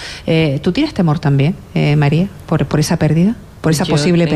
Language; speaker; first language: Spanish; native; Spanish